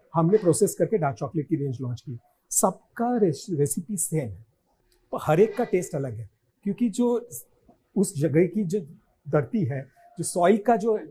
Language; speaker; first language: Hindi; non-native, local second language; Gujarati